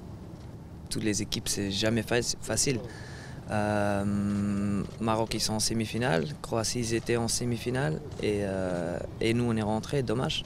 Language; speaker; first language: French; non-native, fluent; Dutch